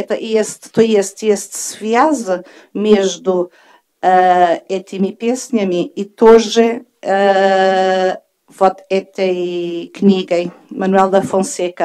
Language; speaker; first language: Russian; non-native, fluent; Portuguese